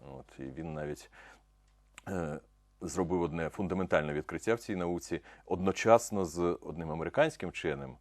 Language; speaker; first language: Ukrainian; non-native, local second language; Russian